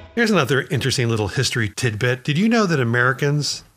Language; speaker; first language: English; native; English